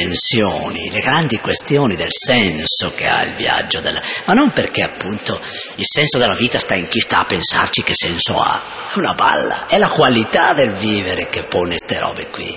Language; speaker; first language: Italian; native; Italian